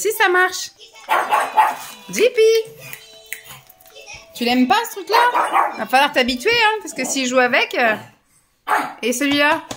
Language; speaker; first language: French; native; French